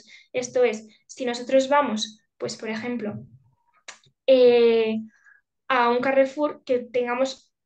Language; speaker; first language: Spanish; native; Spanish